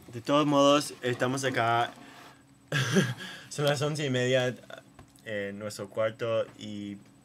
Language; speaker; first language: Spanish; non-native, learner; English